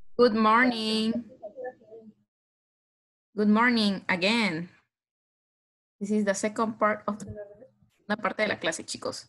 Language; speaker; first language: English; non-native, fluent; Spanish